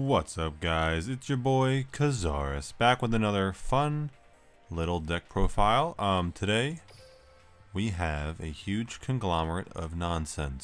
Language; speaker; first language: English; native; English